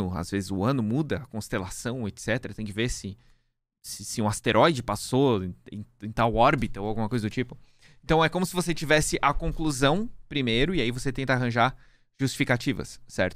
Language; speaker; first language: Portuguese; native; Portuguese